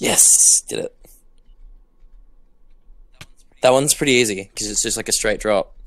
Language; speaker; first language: English; native; English